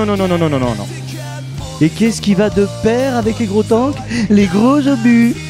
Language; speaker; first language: French; native; French